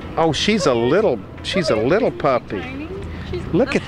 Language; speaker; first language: English; native; English